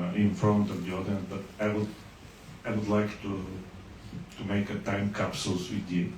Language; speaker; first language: English; non-native, fluent; Bulgarian